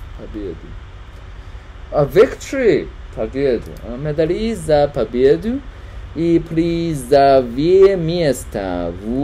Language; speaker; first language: Russian; non-native, learner; Chinese